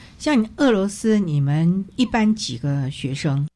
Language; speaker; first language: Chinese; native; Chinese